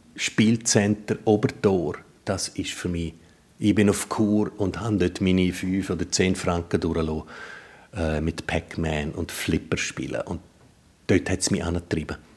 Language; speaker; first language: German; native; German